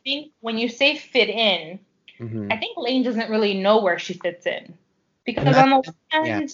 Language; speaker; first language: English; native; English